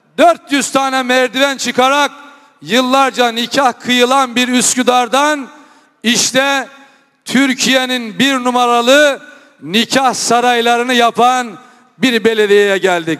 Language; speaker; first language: Turkish; native; Turkish